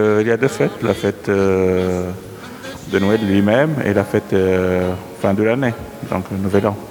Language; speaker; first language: French; non-native, fluent; Arabic